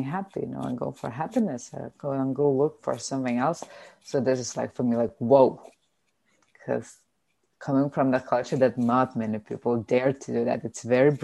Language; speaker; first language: English; non-native, fluent; Lithuanian